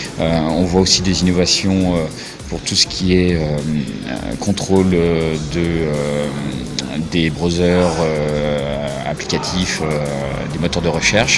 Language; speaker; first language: French; native; French